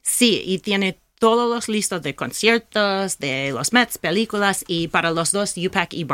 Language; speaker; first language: Spanish; non-native, learner; English